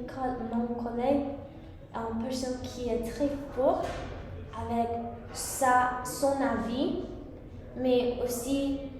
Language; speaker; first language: French; non-native, learner; English